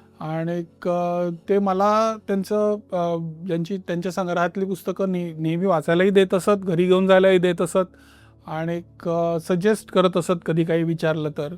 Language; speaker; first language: Marathi; native; Marathi